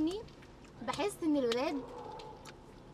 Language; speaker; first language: Arabic; native; Arabic